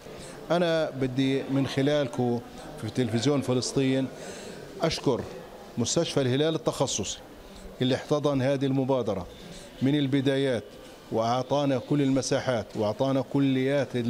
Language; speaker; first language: Arabic; native; Arabic